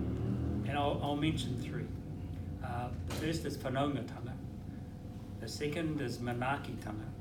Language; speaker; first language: English; native; English